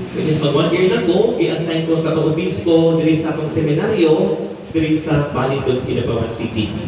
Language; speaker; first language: Cebuano; non-native, local second language; Hiligaynon